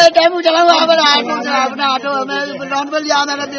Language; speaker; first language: Hindi; native; Hindi